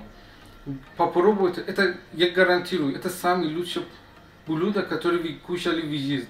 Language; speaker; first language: Russian; non-native, learner; Persian